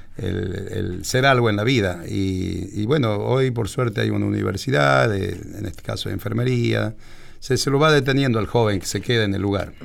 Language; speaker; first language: Spanish; native; Spanish